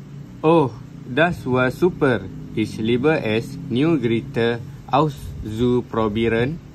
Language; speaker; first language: German; non-native, learner; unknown